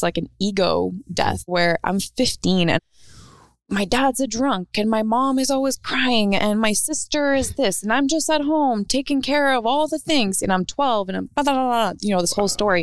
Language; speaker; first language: English; native; English